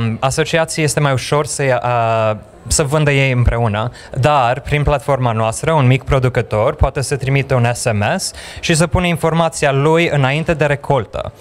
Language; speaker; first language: Romanian; early bilingual, heritage; Romanian